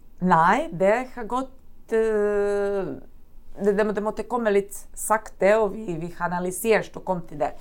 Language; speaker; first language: Norwegian; non-native, fluent; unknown